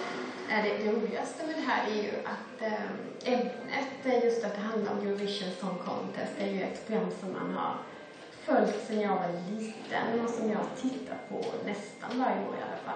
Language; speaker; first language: Swedish; native; Swedish